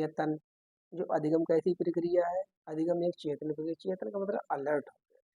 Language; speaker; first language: Hindi; native; Hindi